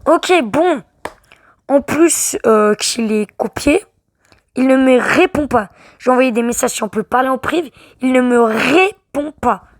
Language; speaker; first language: French; native; French